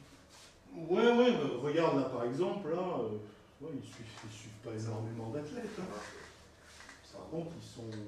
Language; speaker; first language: French; native; French